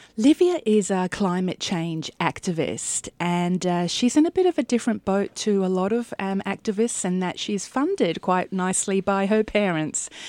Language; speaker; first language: English; native; English